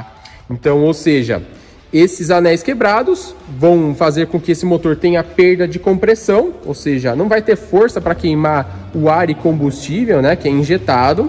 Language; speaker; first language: Portuguese; native; Portuguese